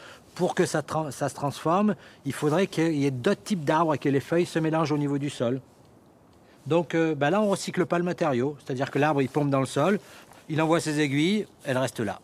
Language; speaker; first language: French; native; French